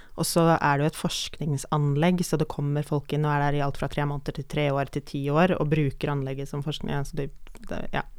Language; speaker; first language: Norwegian; native; Norwegian